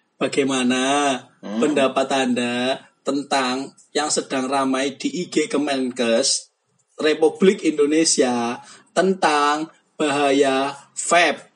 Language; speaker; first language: Indonesian; native; Indonesian